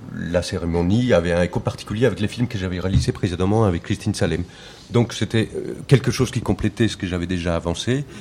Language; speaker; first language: French; non-native, fluent; Spanish